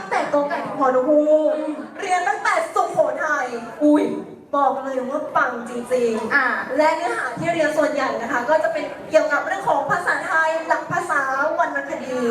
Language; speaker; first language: Thai; native; Thai